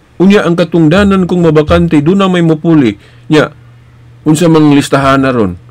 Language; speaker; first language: Cebuano; native; Cebuano